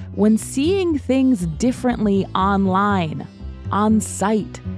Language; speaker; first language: English; non-native, fluent; German